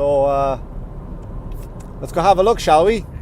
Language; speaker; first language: English; native; English